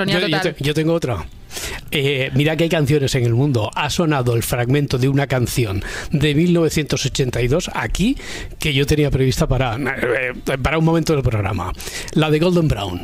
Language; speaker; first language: Spanish; native; Spanish